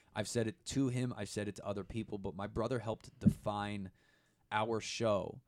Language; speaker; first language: English; native; English